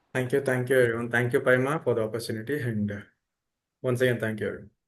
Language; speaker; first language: English; non-native, local second language; Telugu